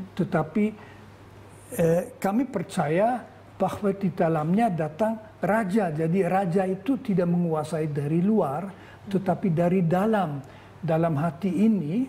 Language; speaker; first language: Indonesian; non-native, fluent; German